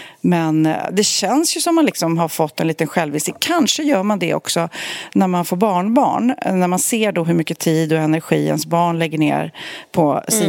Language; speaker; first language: Swedish; native; Swedish